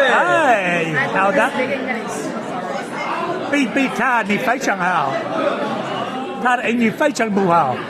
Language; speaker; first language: Chinese; non-native, learner; English